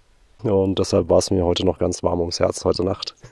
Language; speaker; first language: German; native; German